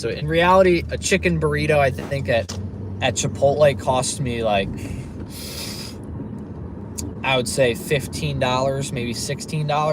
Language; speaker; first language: English; native; English